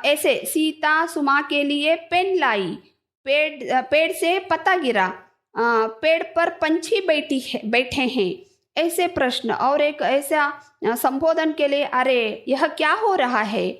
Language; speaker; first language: Hindi; non-native, local second language; Kannada